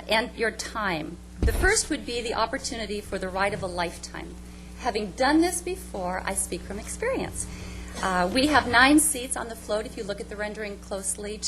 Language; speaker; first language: English; native; English